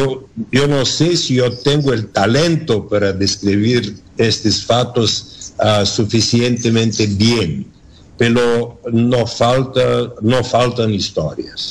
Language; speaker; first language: Spanish; non-native, learner; Bulgarian